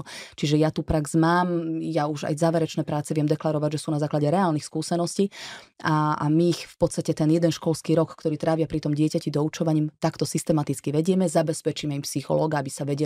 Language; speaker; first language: Slovak; native; Slovak